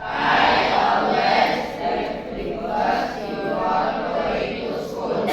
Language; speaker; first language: English; non-native, learner; Indonesian